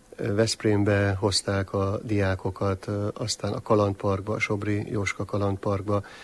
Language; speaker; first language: Hungarian; native; Hungarian